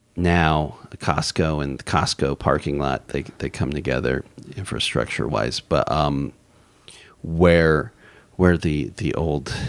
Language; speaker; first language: English; native; English